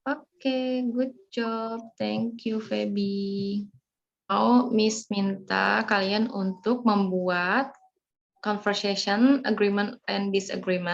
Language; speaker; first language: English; non-native, learner; Indonesian